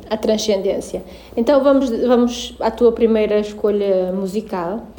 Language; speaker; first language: Portuguese; native; Portuguese